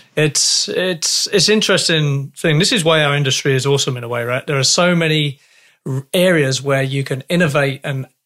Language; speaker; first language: English; native; English